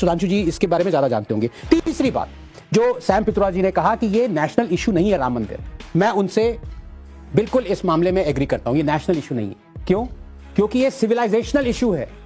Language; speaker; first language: Hindi; non-native, local second language; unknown